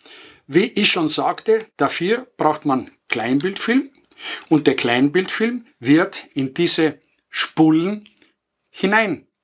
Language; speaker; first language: German; non-native, fluent; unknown